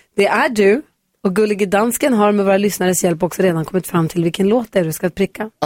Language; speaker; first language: Swedish; native; Swedish